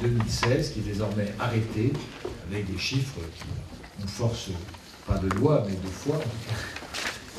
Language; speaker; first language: French; native; French